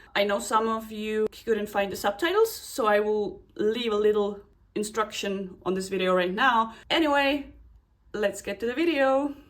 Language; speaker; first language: English; non-native, fluent; Estonian